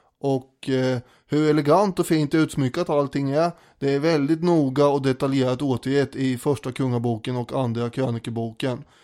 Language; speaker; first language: Swedish; native; Swedish